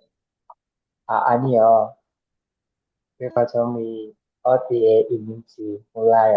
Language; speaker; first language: Korean; non-native, learner; Chinese